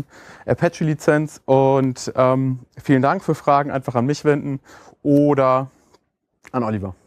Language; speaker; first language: German; native; German